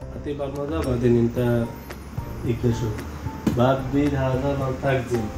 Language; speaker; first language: Arabic; non-native, learner; Hindi